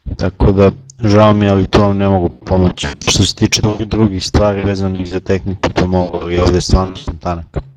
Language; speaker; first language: Serbian; native; Serbian